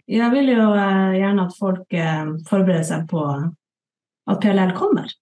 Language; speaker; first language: Norwegian; native; Norwegian